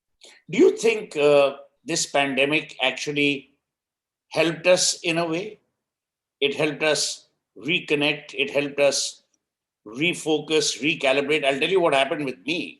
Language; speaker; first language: English; non-native, local second language; Hindi